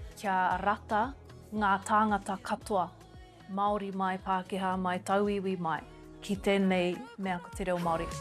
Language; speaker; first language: Māori; non-native, local second language; English